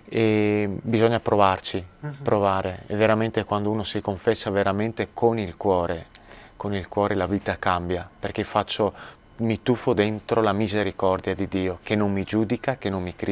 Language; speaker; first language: Italian; native; Italian